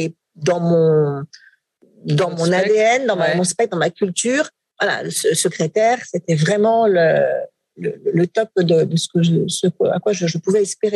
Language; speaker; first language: French; native; French